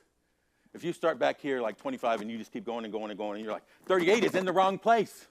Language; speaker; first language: English; native; English